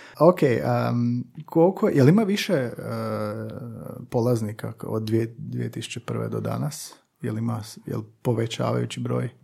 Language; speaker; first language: Croatian; native; Croatian